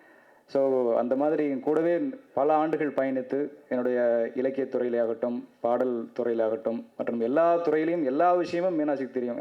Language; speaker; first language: Tamil; native; Tamil